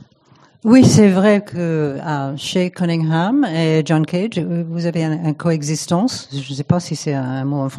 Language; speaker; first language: French; non-native, fluent; English